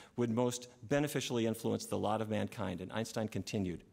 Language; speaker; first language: English; native; English